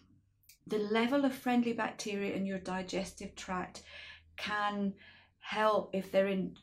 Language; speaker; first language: English; native; English